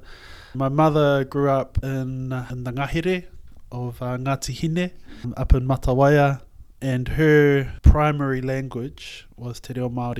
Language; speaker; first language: English; native; English